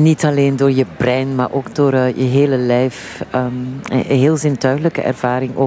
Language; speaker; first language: Dutch; native; Dutch